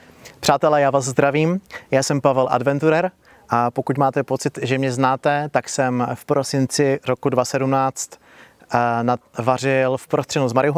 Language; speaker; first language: Czech; native; Czech